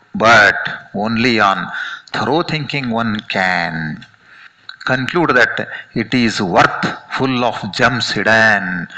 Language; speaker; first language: English; non-native, local second language; Kannada